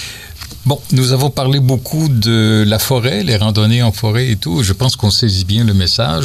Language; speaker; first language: French; native; French